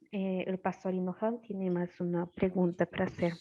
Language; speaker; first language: Spanish; non-native, learner; Portuguese